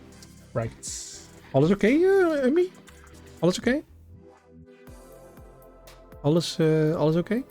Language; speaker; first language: Dutch; native; Dutch